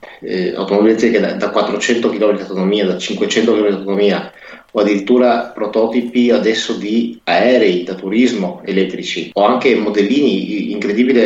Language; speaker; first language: Italian; native; Italian